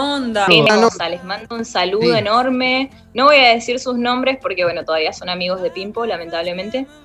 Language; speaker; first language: Spanish; native; Spanish